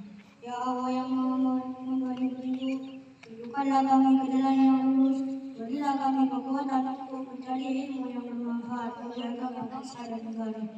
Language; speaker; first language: Indonesian; native; Indonesian